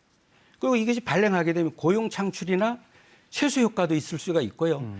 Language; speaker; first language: Korean; native; Korean